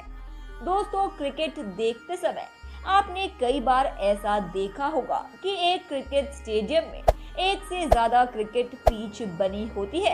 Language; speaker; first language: Hindi; native; Hindi